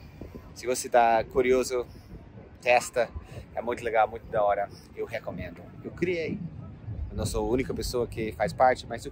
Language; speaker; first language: Portuguese; non-native, fluent; English